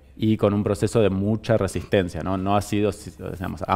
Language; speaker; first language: Spanish; native; Spanish